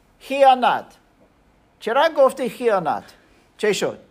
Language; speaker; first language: Persian; non-native, learner; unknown